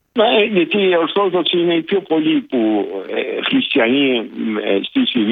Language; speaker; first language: Greek; non-native, local second language; Arabic